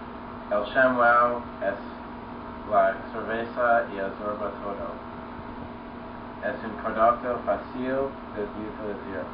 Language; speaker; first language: Spanish; non-native, learner; English